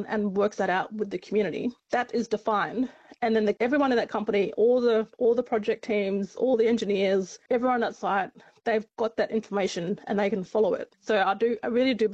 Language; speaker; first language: English; native; English